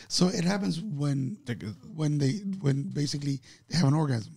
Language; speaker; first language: English; native; English